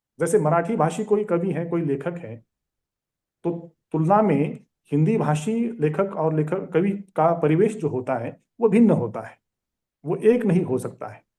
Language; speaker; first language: Hindi; non-native, local second language; Marathi